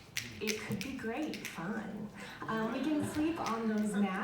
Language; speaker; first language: English; native; English